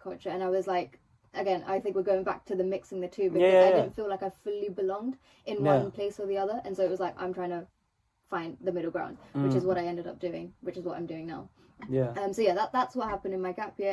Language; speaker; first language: English; non-native, local second language; Telugu